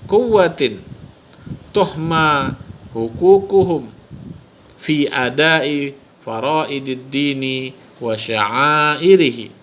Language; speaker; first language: Arabic; non-native, fluent; Indonesian